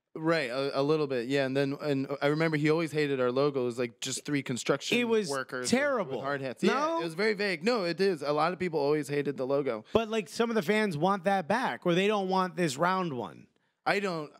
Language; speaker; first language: English; native; English